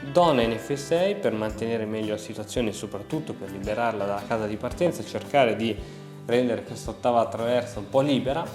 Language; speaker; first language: Italian; native; Italian